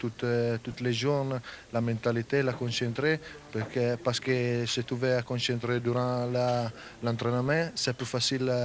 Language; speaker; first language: French; non-native, learner; Italian